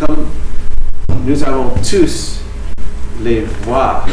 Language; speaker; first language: French; non-native, fluent; English